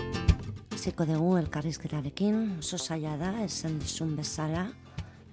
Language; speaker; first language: Basque; non-native, local second language; Spanish